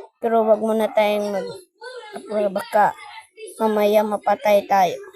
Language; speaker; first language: Filipino; non-native, local second language; Cebuano